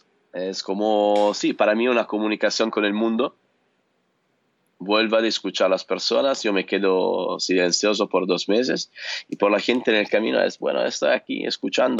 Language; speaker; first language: Spanish; non-native, learner; Italian